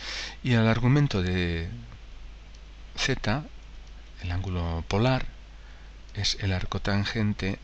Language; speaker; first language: Spanish; native; Spanish